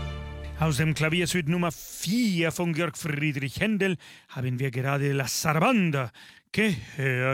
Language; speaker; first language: German; non-native, fluent; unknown